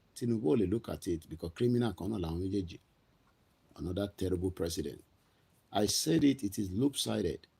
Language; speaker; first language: English; non-native, local second language; Yoruba